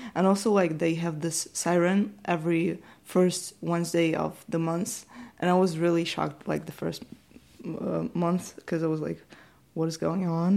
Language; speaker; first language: English; non-native, fluent; Ukrainian